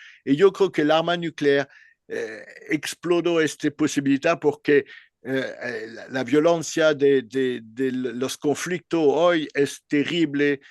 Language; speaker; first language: Spanish; non-native, learner; French